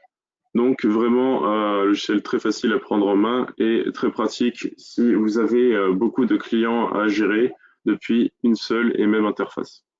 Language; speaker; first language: French; native; French